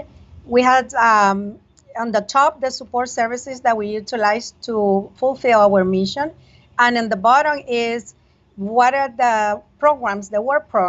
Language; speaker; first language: English; non-native, fluent; Spanish